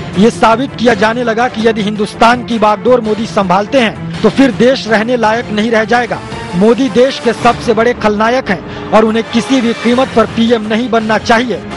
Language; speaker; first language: Hindi; native; Hindi